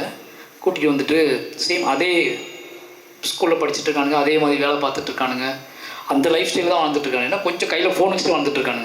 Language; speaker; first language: Tamil; native; Tamil